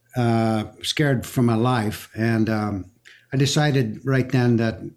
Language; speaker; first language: English; early bilingual, other home language; French